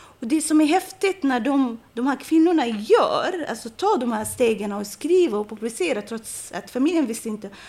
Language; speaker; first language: Swedish; non-native, fluent; Arabic